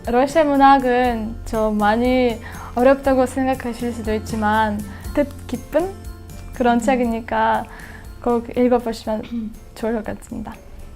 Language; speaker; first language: Korean; non-native, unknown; Russian